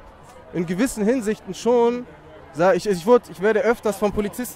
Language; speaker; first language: German; native; German